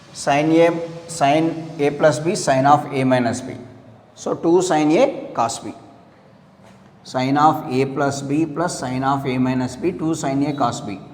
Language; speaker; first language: English; non-native, local second language; Telugu